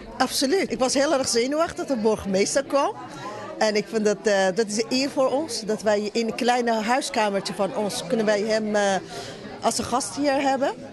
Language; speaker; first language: Dutch; non-native, fluent; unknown